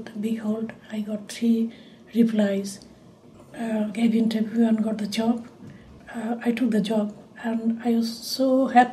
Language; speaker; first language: English; non-native, local second language; Bangla